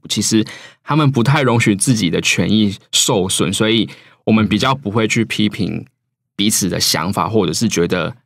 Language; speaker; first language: Chinese; native; Chinese